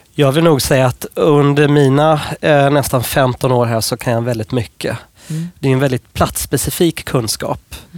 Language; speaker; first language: Swedish; non-native, fluent; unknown